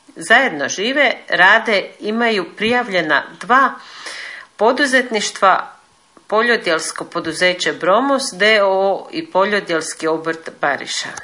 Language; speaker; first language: Croatian; native; Croatian